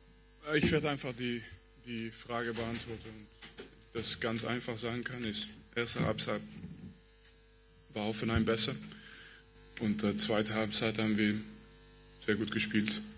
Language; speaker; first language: German; non-native, fluent; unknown